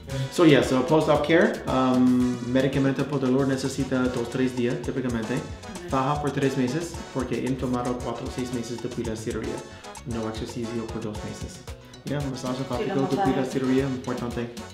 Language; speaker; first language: Spanish; non-native, learner; English